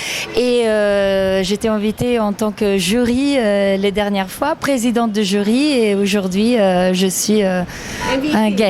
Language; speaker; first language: French; non-native, fluent; Italian